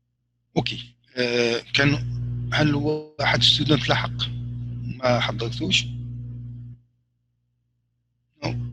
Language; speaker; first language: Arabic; native; Arabic